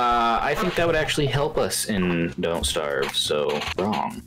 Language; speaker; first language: English; native; English